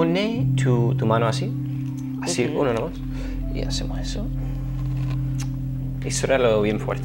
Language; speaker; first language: Spanish; non-native, fluent; English